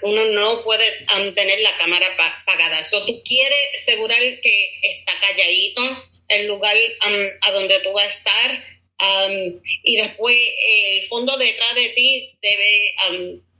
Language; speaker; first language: Spanish; early bilingual, heritage; Spanish